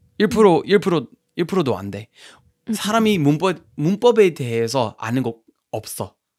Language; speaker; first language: Korean; non-native, fluent; English